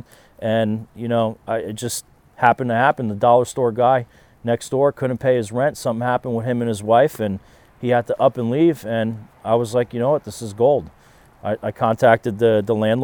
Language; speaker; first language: English; native; English